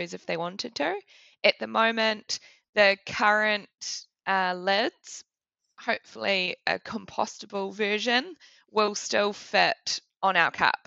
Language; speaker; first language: English; native; English